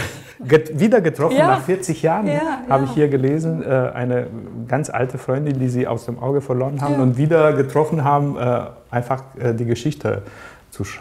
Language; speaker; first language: German; native; German